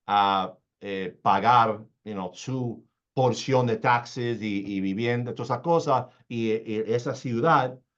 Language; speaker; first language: Spanish; early bilingual, heritage; Spanish